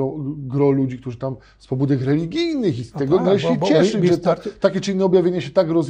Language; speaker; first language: Polish; native; Polish